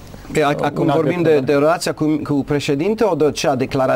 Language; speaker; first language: Romanian; non-native, learner; English